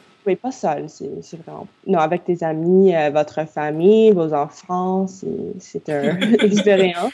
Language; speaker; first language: French; non-native, local second language; English